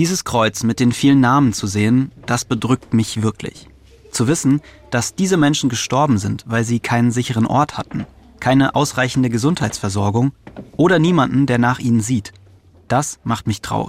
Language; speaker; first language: German; native; German